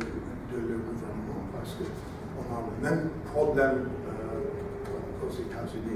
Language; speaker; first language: French; non-native, fluent; English